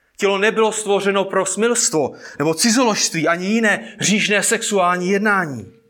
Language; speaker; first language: Czech; native; Czech